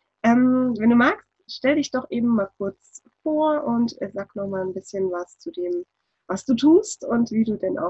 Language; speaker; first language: German; native; German